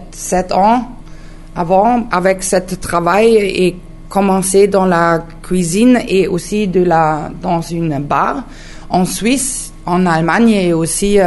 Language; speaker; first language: French; non-native, learner; German